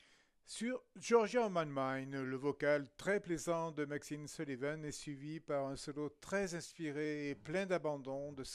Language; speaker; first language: French; native; French